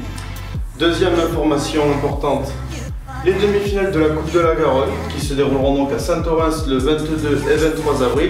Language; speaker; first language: French; native; French